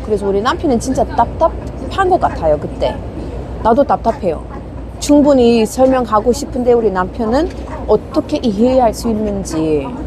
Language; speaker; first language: Korean; non-native, fluent; English